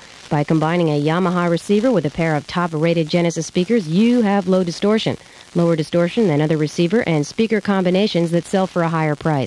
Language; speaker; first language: English; native; English